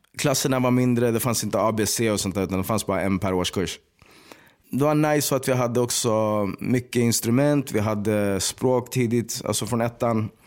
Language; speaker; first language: Swedish; native; Swedish